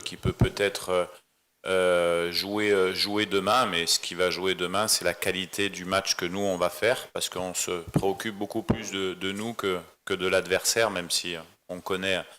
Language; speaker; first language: French; native; French